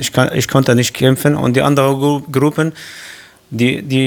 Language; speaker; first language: German; non-native, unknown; Kurdish